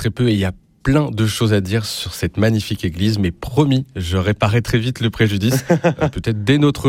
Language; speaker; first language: French; native; French